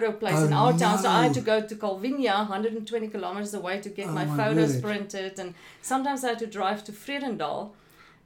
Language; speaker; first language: English; non-native, local second language; Afrikaans